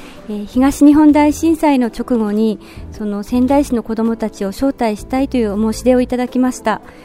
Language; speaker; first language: Japanese; native; Japanese